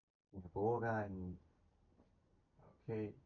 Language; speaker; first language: Japanese; non-native, learner; English